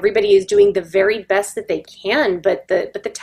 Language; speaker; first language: English; native; English